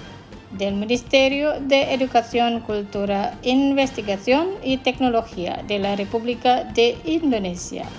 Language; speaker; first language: Spanish; non-native, fluent; Indonesian